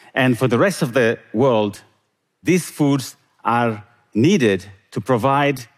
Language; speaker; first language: English; non-native, fluent; Tigrinya